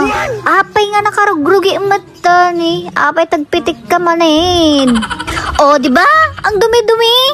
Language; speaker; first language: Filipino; non-native, local second language; Iloko